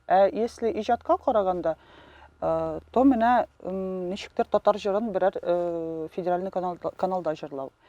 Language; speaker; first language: Tatar; non-native, local second language; Russian